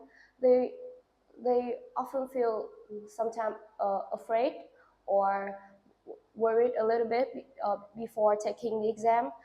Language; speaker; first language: English; non-native, learner; Vietnamese